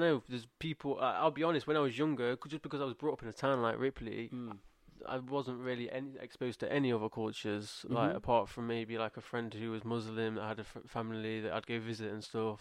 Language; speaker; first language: English; native; English